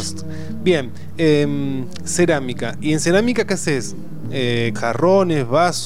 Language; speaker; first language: Spanish; native; Spanish